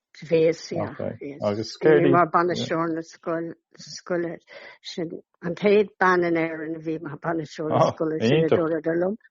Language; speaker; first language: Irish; non-native, local second language; English